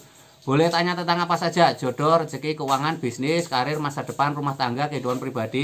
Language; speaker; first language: Indonesian; native; Indonesian